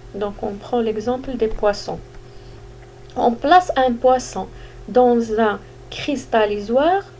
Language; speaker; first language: French; non-native, local second language; Arabic